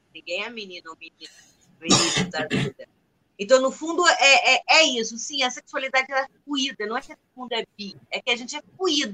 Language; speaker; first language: Portuguese; non-native, fluent; Spanish